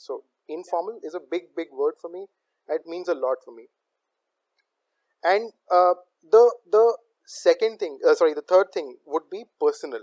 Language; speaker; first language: English; non-native, local second language; Hindi